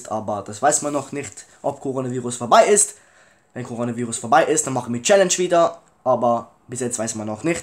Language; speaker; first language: German; early bilingual, other home language; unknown